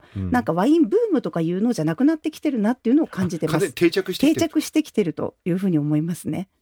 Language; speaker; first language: Japanese; native; Japanese